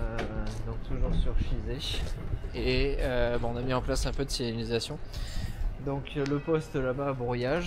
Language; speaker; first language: French; native; French